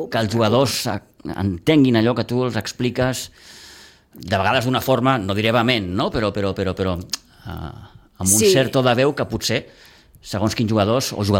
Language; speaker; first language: Catalan; native; Catalan